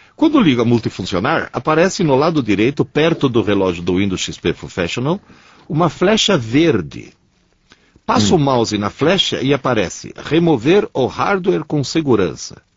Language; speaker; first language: Portuguese; early bilingual, other home language; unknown